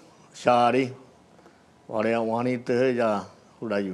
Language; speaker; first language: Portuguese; non-native, local second language; Yanomámi